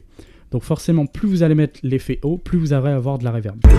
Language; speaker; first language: French; native; French